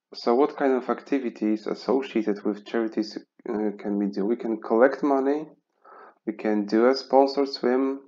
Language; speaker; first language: English; non-native, fluent; Polish